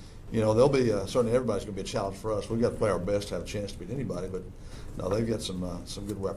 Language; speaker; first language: English; native; English